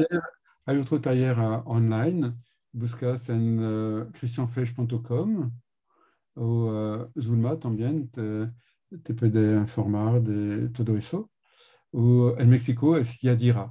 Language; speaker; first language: Spanish; non-native, learner; French